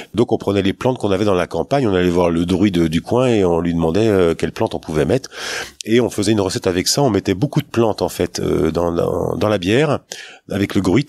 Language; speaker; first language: French; native; French